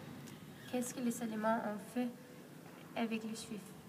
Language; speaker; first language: French; non-native, learner; Danish